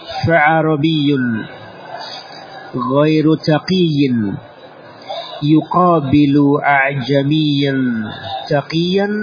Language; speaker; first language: Arabic; non-native, fluent; Indonesian